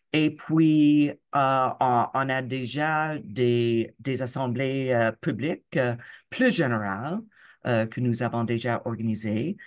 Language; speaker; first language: French; non-native, local second language; English